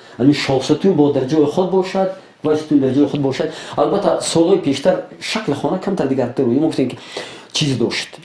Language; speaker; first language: Tajik; non-native, local second language; Shughni